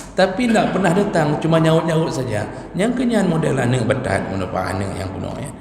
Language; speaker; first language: Malay; non-native, local second language; Achinese